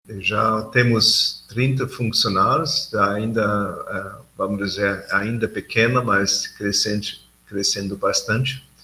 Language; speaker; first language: Portuguese; non-native, fluent; German